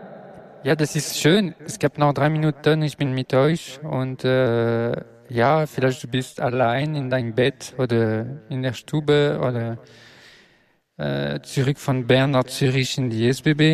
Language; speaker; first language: German; non-native, learner; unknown